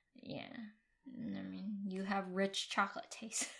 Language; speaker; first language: English; early bilingual, other home language; Vietnamese